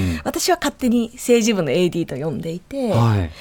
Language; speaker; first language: Japanese; native; Japanese